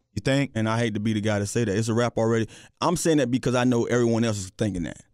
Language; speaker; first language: English; native; English